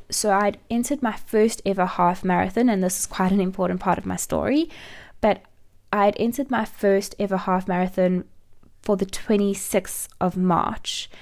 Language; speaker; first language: English; native; English